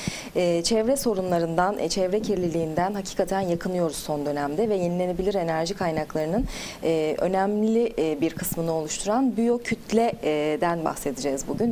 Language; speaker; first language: Turkish; native; Turkish